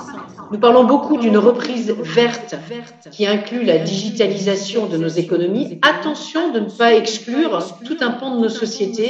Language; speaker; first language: French; native; French